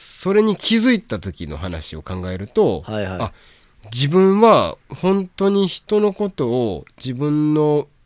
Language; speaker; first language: Japanese; native; Japanese